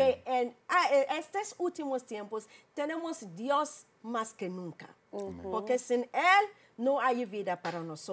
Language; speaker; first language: Spanish; non-native, learner; English